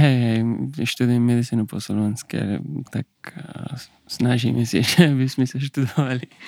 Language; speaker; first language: Slovak; non-native, learner; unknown